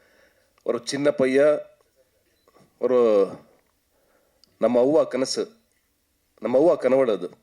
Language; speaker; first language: Tamil; non-native, learner; Kannada